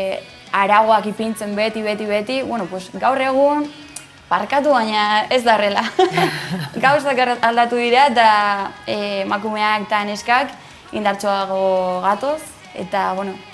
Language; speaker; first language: Basque; non-native, local second language; Spanish